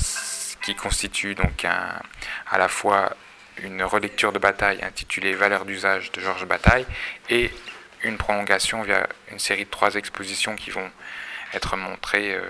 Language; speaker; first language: French; native; French